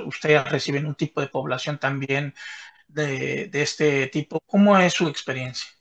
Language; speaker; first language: Spanish; native; Spanish